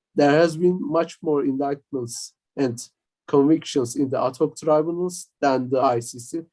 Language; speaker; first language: English; non-native, fluent; Turkish